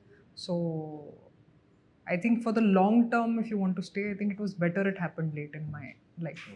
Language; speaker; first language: Telugu; non-native, local second language; Hindi